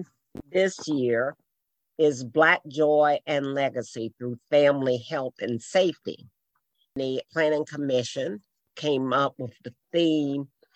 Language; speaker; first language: English; native; English